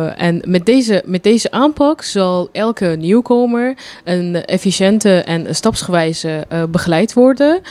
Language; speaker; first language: Dutch; non-native, fluent; Arabic